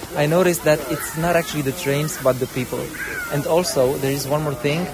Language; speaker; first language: English; non-native, fluent; Romanian